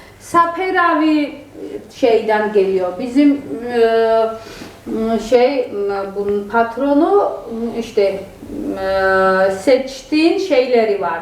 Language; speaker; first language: Turkish; non-native, fluent; Georgian